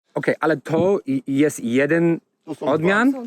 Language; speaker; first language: Polish; non-native, learner; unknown